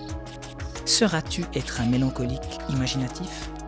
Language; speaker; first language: French; native; French